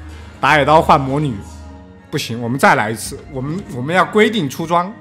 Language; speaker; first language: Chinese; native; Chinese